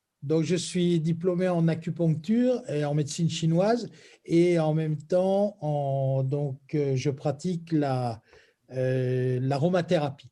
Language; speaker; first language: French; native; French